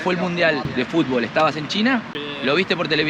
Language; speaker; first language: Spanish; native; Spanish